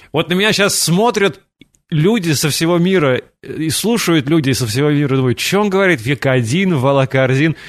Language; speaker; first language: Russian; native; Russian